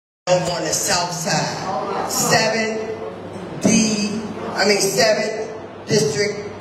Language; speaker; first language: English; native; English